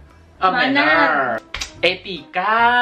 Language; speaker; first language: Indonesian; native; Indonesian